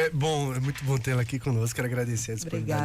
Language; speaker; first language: Portuguese; native; Portuguese